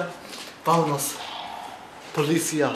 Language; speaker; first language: Spanish; non-native, learner; English